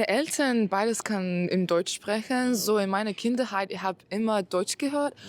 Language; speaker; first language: German; non-native, learner; Mongolian